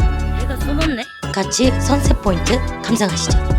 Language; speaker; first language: Korean; native; Korean